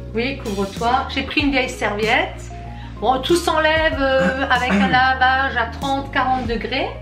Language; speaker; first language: French; native; French